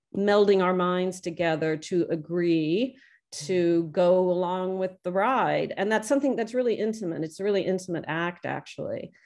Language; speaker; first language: English; native; English